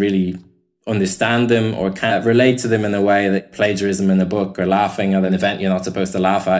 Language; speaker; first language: English; native; English